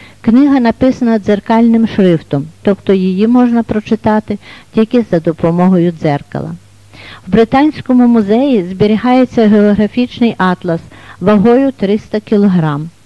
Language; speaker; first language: Ukrainian; native; Ukrainian